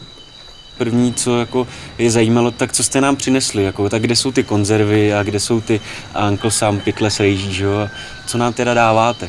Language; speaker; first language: Czech; native; Czech